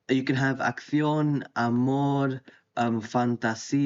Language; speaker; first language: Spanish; non-native, fluent; English